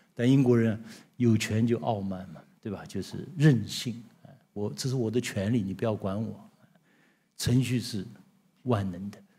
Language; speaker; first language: Chinese; native; Chinese